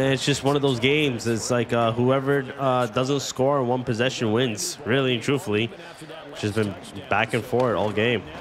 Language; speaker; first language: English; native; English